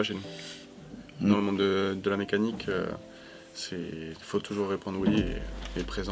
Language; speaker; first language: French; native; French